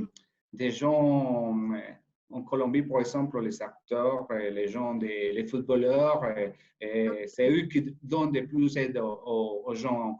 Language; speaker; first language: French; non-native, fluent; Spanish